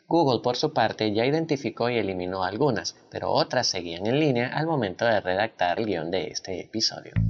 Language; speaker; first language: Spanish; native; Spanish